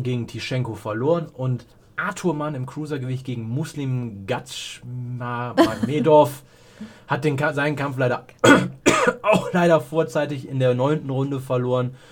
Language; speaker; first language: German; native; German